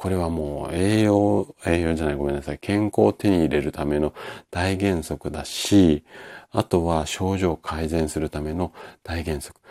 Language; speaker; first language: Japanese; native; Japanese